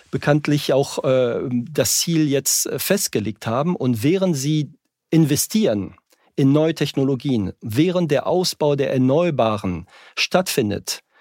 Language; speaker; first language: German; non-native, fluent; French